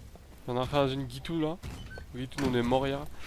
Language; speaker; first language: French; native; French